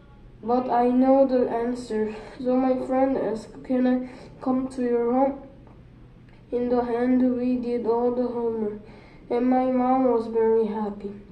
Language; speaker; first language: English; non-native, learner; Korean